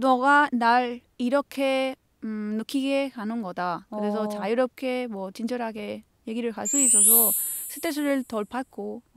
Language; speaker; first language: Korean; non-native, fluent; Spanish